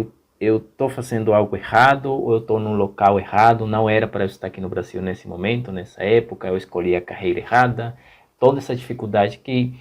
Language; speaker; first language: Portuguese; non-native, fluent; Spanish